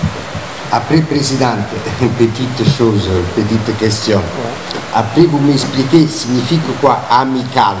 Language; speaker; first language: French; non-native, fluent; Italian